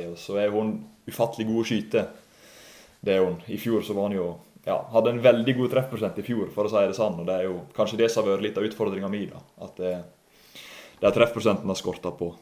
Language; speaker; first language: Norwegian; native; Norwegian